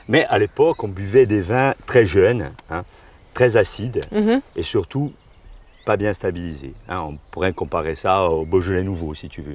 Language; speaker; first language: French; native; French